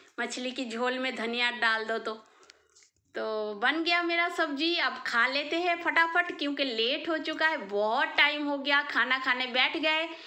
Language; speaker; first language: Hindi; non-native, local second language; Bangla